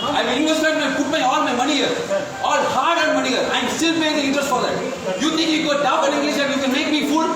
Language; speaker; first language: English; non-native, local second language; Tamil